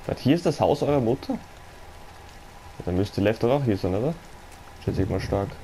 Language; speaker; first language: German; native; German